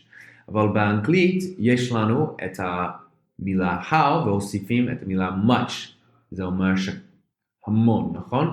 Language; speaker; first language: Hebrew; non-native, fluent; English